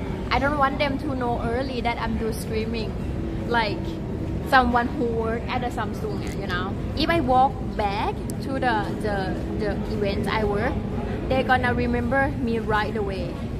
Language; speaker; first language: English; non-native, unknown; Thai